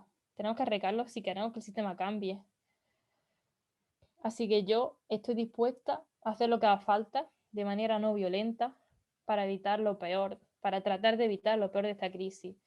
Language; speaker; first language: Spanish; native; Spanish